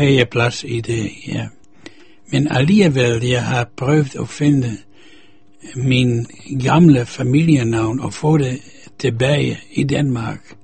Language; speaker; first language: Danish; non-native, fluent; Dutch